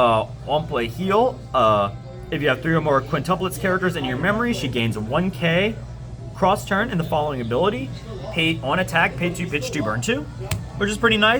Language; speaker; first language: English; native; English